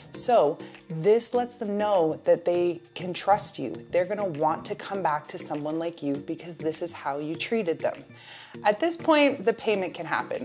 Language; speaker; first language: English; native; English